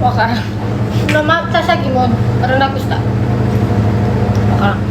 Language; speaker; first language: Japanese; non-native, learner; Indonesian